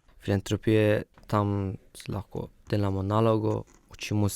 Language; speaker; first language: Slovenian; early bilingual, other home language; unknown